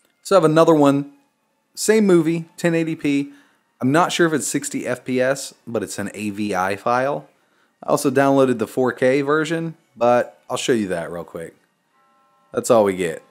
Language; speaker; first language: English; native; English